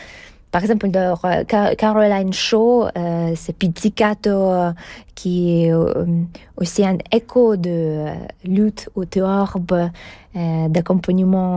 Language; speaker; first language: French; non-native, fluent; Russian